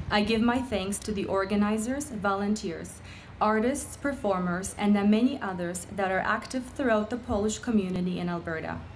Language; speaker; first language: English; early bilingual, other home language; Polish